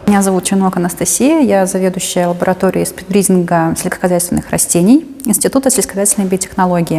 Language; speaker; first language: Russian; native; Russian